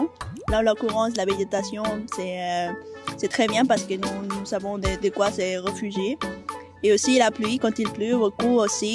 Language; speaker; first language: French; non-native, fluent; Spanish